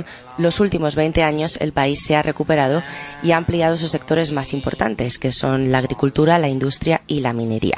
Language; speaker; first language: Spanish; native; Spanish